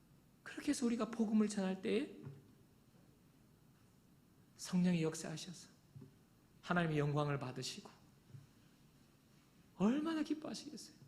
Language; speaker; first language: Korean; native; Korean